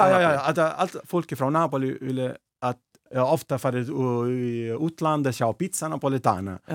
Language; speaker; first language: Icelandic; non-native, learner; Italian